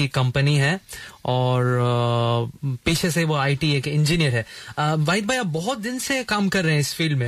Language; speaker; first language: Hindi; native; Hindi